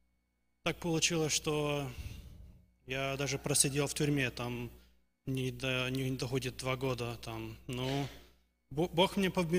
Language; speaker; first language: Russian; early bilingual, heritage; Russian